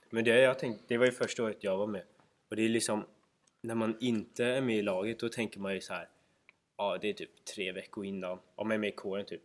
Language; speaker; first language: Swedish; native; Swedish